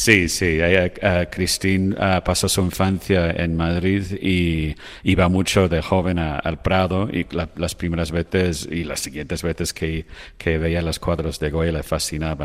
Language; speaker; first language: Spanish; non-native, fluent; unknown